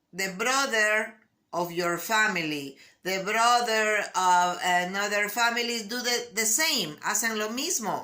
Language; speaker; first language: English; non-native, learner; Spanish